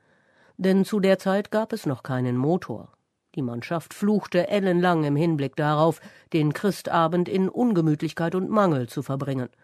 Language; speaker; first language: German; native; German